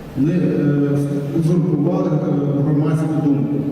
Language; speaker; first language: Ukrainian; native; Ukrainian